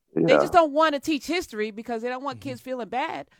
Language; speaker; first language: English; native; English